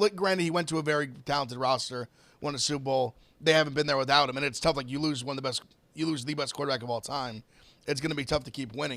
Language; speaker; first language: English; native; English